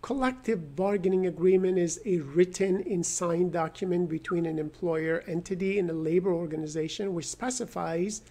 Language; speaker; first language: English; non-native, fluent; Persian